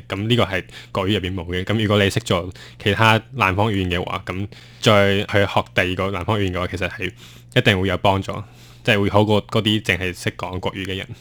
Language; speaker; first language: Cantonese; non-native, fluent; Chinese